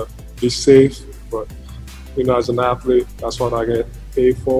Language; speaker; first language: English; non-native, local second language; French